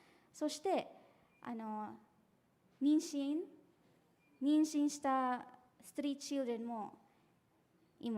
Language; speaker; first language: Japanese; non-native, fluent; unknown